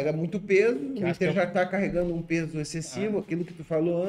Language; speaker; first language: Portuguese; native; Portuguese